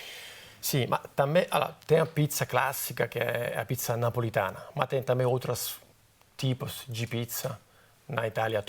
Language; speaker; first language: Portuguese; non-native, fluent; Italian